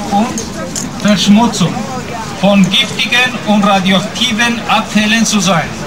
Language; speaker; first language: German; non-native, learner; Spanish